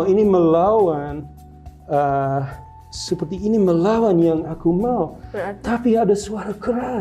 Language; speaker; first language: Indonesian; non-native, local second language; English